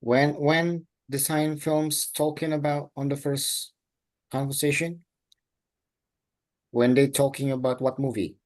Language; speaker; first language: English; non-native, local second language; Indonesian